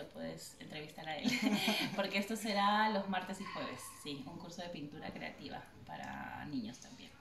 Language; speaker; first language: Spanish; native; Spanish